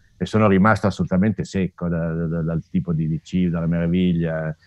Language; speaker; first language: Italian; native; Italian